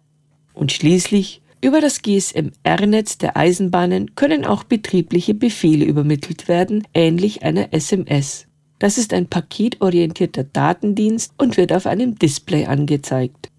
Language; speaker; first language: German; native; German